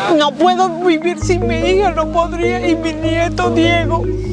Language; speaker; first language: Spanish; native; Spanish